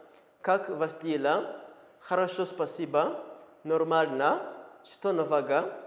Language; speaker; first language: Russian; non-native, learner; Kinyarwanda